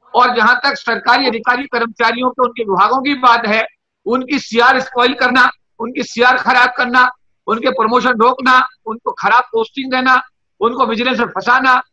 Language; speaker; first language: Hindi; native; Hindi